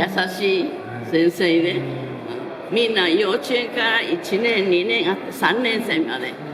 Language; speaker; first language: Japanese; early bilingual, heritage; Spanish